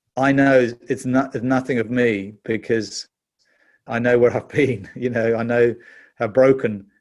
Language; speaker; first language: English; native; English